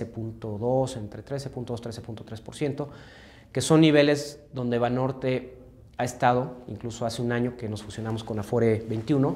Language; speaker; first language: Spanish; native; Spanish